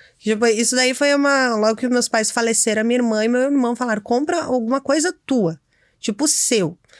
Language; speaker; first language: Portuguese; native; Portuguese